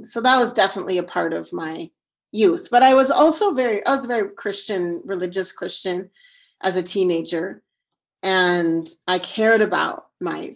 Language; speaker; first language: English; native; English